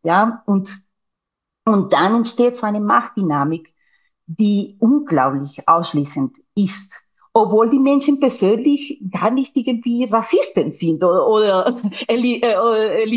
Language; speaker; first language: German; non-native, fluent; Spanish